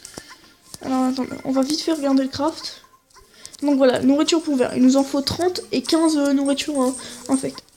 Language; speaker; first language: French; native; French